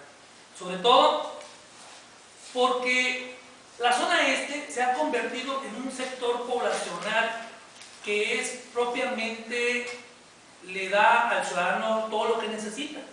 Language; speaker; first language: Spanish; native; Spanish